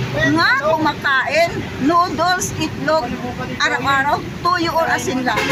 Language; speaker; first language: Filipino; non-native, local second language; Hiligaynon